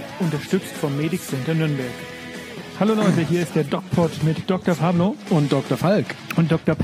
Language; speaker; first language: German; native; German